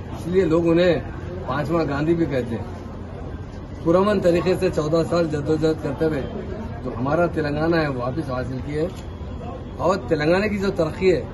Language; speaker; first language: Hindi; non-native, local second language; Urdu